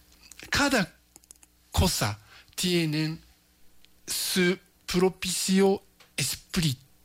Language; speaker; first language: Spanish; non-native, learner; Japanese